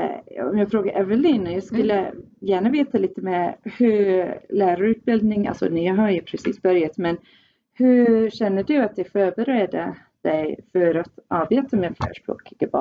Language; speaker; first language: Swedish; non-native, fluent; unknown